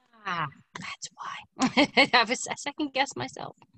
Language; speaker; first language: English; native; English